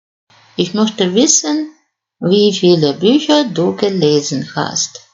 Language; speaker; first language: German; non-native, fluent; Russian